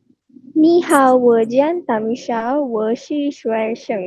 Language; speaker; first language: Chinese; non-native, learner; Tamil